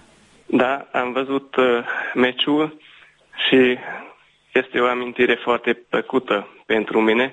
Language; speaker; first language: Romanian; early bilingual, heritage; Romanian